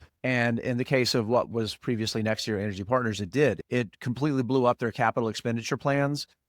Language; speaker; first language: English; native; English